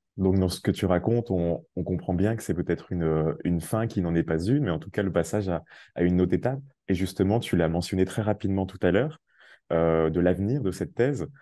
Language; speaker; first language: French; native; French